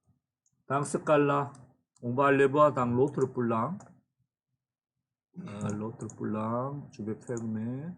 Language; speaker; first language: French; non-native, fluent; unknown